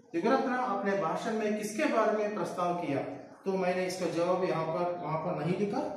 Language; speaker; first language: Hindi; non-native, local second language; Telugu